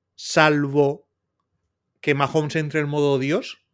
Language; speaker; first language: Spanish; native; Spanish